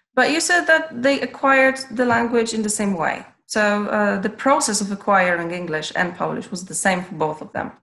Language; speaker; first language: English; non-native, fluent; Polish